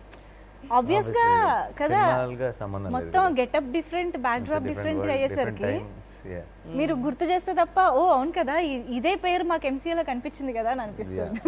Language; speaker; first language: Telugu; native; Telugu